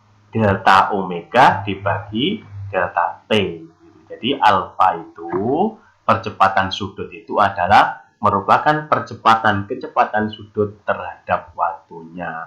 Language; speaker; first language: Indonesian; native; Indonesian